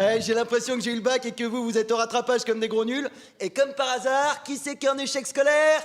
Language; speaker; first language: French; native; French